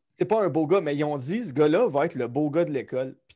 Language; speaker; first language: French; native; French